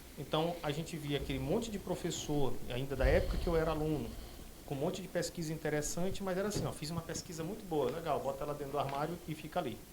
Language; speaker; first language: Portuguese; native; Portuguese